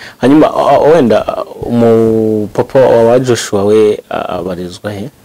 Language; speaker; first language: Kinyarwanda; native; Kinyarwanda